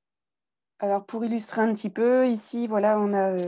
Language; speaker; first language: French; native; French